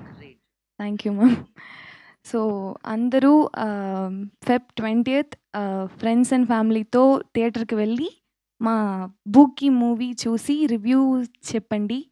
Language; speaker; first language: Telugu; non-native, learner; Tamil